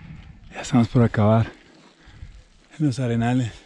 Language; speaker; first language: Spanish; native; Spanish